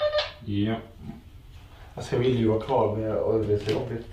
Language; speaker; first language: Swedish; native; Swedish